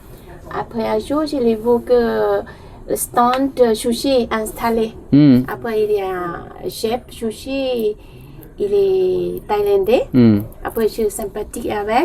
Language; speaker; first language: French; non-native, learner; Thai